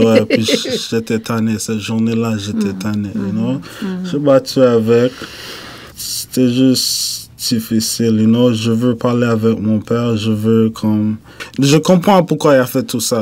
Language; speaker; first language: French; non-native, fluent; English